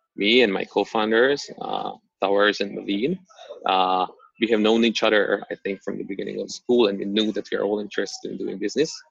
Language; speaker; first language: English; non-native, fluent; Slovak